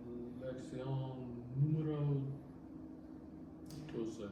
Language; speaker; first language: Spanish; non-native, learner; English